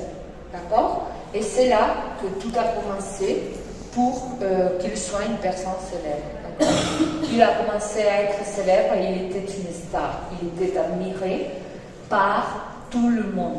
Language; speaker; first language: French; non-native, fluent; Spanish